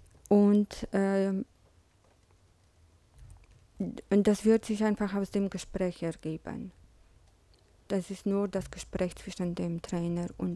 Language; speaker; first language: German; non-native, fluent; Polish